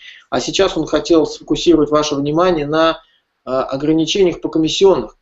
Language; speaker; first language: Russian; native; Russian